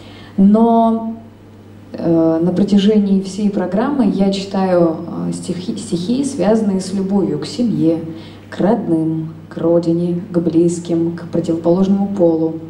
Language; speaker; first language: Russian; native; Russian